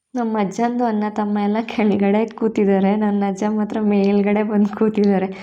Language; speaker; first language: Kannada; non-native, local second language; Tulu